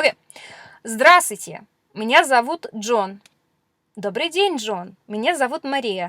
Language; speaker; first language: Russian; non-native, fluent; English